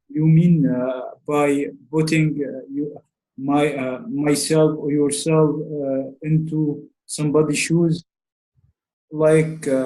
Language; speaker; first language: English; non-native, learner; Arabic